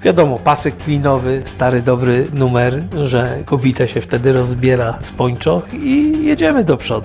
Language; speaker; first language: Polish; native; Polish